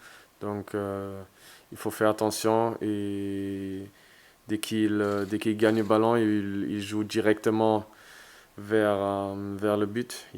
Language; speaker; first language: French; non-native, fluent; German